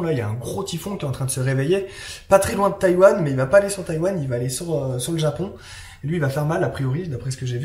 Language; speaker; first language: French; native; French